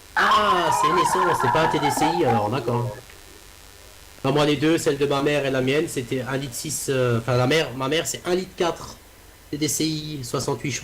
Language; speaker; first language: French; native; French